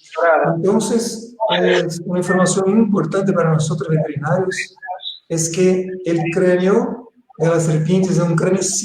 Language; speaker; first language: Spanish; non-native, fluent; Portuguese